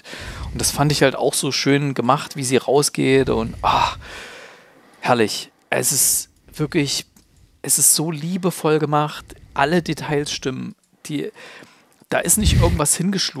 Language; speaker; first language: German; native; German